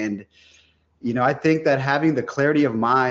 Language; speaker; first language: English; native; English